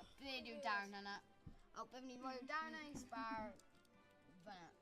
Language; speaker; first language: Welsh; non-native, local second language; English